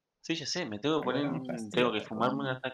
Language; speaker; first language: Spanish; native; Spanish